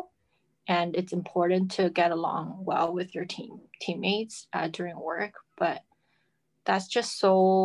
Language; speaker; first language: English; non-native, fluent; Chinese